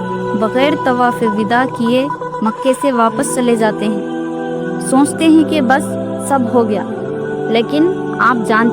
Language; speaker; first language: Urdu; native; Urdu